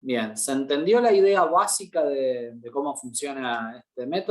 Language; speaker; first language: Spanish; native; Spanish